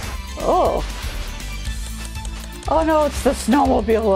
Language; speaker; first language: English; native; English